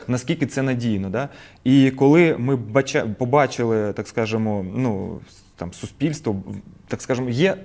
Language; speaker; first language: Ukrainian; non-native, local second language; Russian